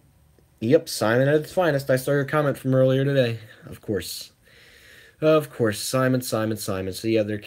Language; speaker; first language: English; native; English